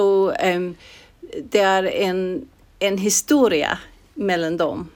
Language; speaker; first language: Swedish; non-native, fluent; English